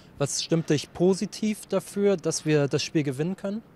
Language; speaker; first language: German; native; German